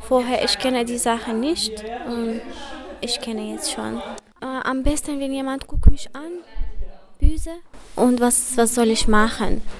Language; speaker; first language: German; non-native, learner; Arabic